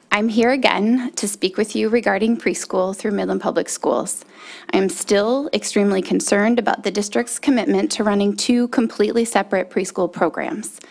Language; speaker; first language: English; native; English